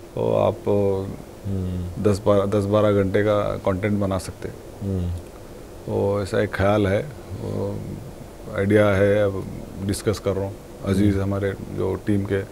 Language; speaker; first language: Hindi; non-native, local second language; Telugu